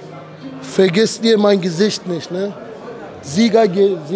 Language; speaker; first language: German; non-native, fluent; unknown